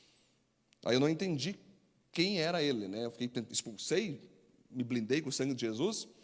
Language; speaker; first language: Portuguese; native; Portuguese